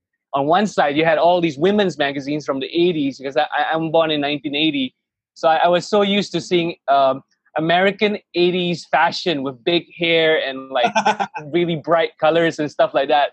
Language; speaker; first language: English; non-native, local second language; Malay